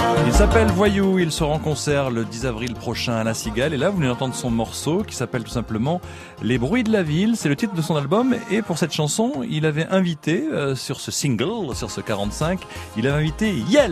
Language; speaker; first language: French; native; French